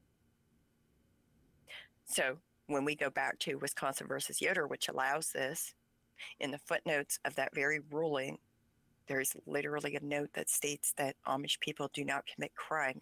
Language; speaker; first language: English; early bilingual, other home language; Pennsylvania German